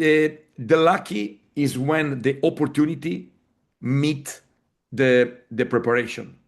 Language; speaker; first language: English; non-native, fluent; Italian